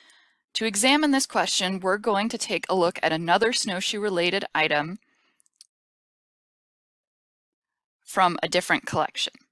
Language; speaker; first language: English; native; English